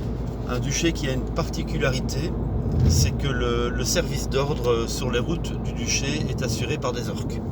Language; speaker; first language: French; native; French